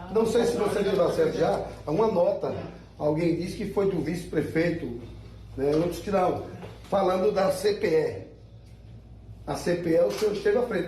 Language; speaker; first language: Portuguese; native; Portuguese